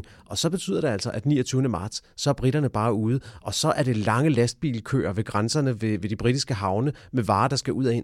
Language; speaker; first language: Danish; native; Danish